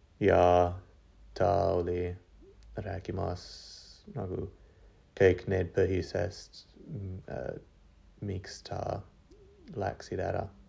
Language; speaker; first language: Estonian; non-native, learner; English